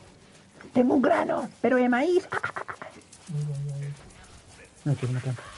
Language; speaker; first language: Spanish; native; Spanish